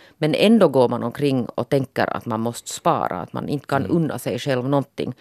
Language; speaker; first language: Swedish; native; Swedish